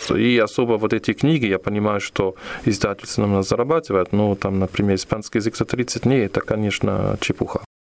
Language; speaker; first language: Russian; non-native, fluent; German